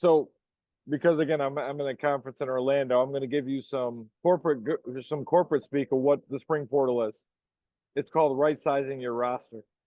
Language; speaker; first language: English; native; English